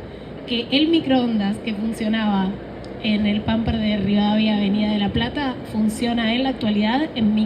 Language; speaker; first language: Spanish; native; Spanish